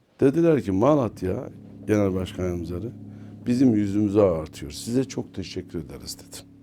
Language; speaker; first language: Turkish; native; Turkish